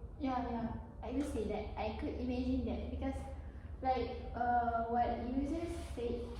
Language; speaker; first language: English; non-native, learner; Malay